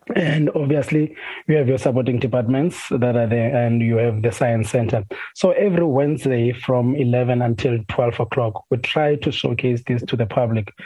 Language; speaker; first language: English; non-native, local second language; Xhosa